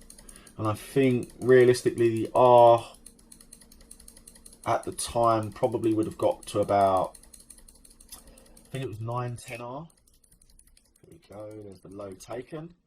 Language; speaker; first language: English; native; English